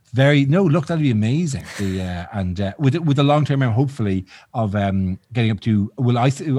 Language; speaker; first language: English; native; English